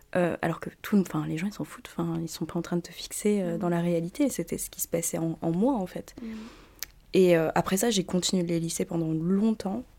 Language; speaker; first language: French; native; French